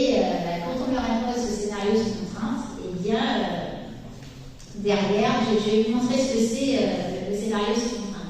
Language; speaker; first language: French; native; French